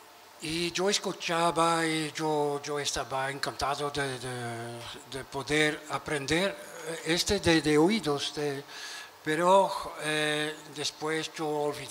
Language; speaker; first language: Spanish; non-native, learner; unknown